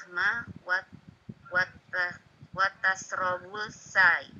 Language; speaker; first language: Arabic; non-native, learner; Indonesian